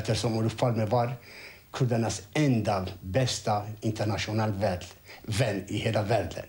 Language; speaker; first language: Swedish; non-native, fluent; Kurdish